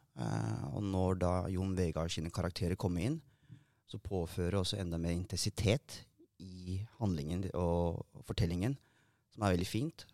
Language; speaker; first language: Norwegian; early bilingual, other home language; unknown